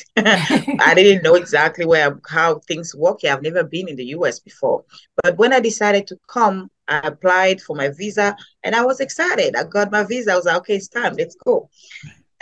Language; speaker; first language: English; non-native, local second language; French